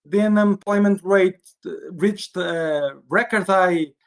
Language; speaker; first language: English; non-native, fluent; Portuguese